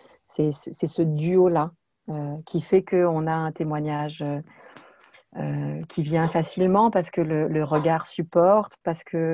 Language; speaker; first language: French; native; French